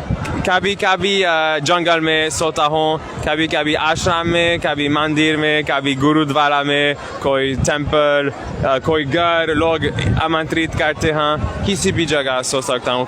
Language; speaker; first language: Hindi; non-native, learner; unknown